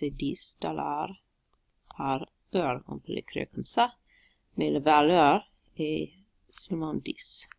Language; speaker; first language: French; non-native, local second language; English